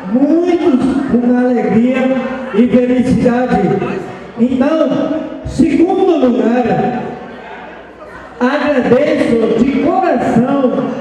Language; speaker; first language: Portuguese; non-native, local second language; Spanish